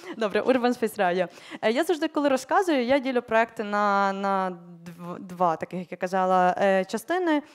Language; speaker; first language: Ukrainian; native; Ukrainian